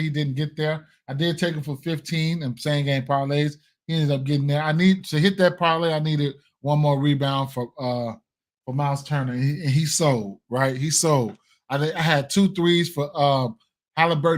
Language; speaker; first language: English; native; English